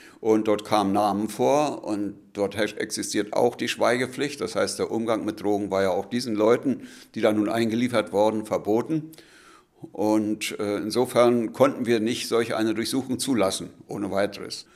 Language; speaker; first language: German; native; German